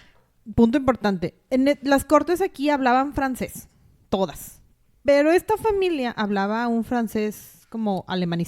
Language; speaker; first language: Spanish; native; Spanish